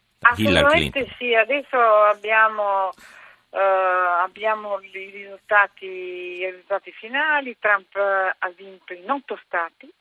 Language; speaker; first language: Italian; native; Italian